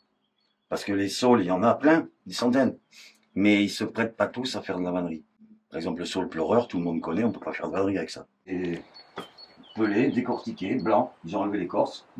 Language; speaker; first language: French; native; French